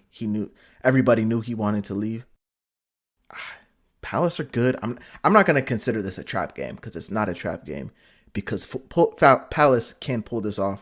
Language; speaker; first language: English; native; English